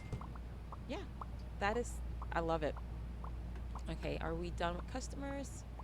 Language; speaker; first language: English; native; English